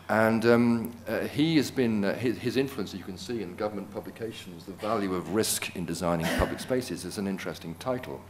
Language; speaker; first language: English; native; English